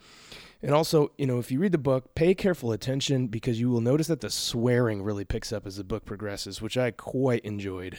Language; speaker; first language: English; native; English